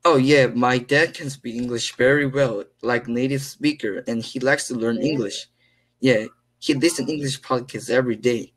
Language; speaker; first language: English; non-native, learner; Korean